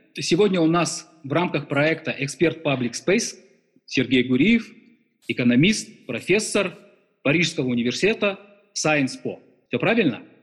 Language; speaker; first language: Russian; native; Russian